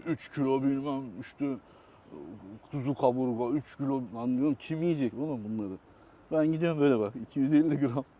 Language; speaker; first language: Turkish; native; Turkish